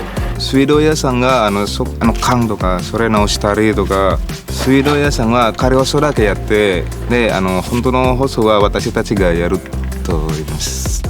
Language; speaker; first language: Japanese; non-native, learner; Indonesian